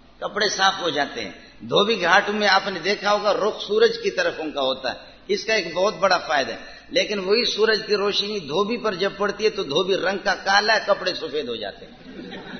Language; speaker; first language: Urdu; non-native, local second language; Brahui